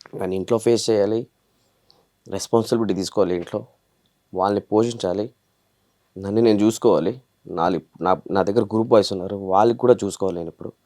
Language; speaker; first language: Telugu; native; Telugu